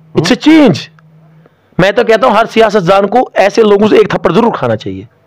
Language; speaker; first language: Urdu; non-native, local second language; Kashmiri